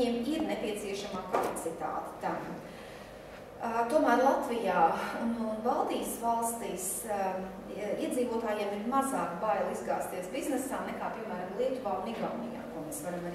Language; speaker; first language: Latvian; native; Latvian